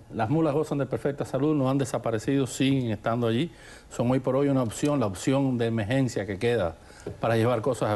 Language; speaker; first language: Spanish; native; Spanish